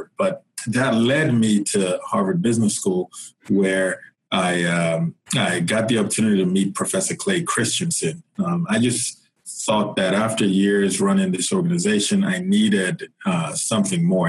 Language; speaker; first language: English; non-native, local second language; Yoruba